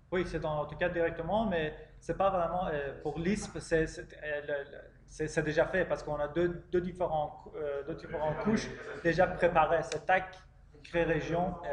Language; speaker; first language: French; non-native, fluent; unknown